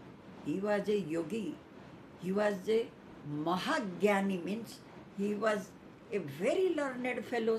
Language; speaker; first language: English; non-native, local second language; Odia